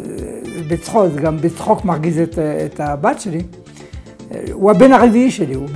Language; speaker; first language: Hebrew; non-native, fluent; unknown